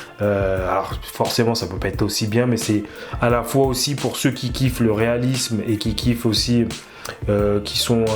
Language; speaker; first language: French; native; French